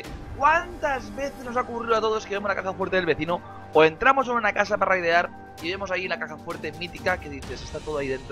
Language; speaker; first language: Spanish; native; Spanish